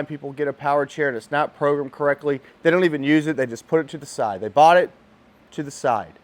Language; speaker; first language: English; native; English